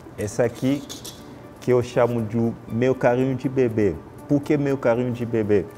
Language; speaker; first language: Portuguese; non-native, fluent; Lingala